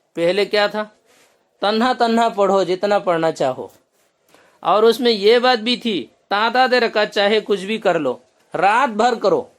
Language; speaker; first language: Urdu; non-native, local second language; Manipuri